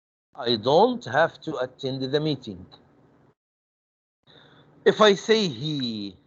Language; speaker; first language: English; non-native, fluent; Arabic